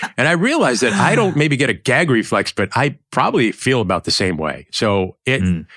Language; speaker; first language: English; native; English